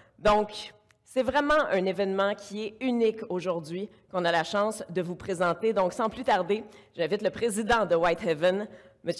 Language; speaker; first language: French; native; French